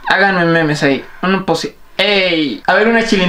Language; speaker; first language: Spanish; native; Spanish